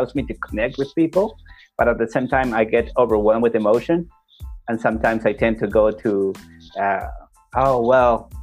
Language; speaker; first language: English; non-native, fluent; Spanish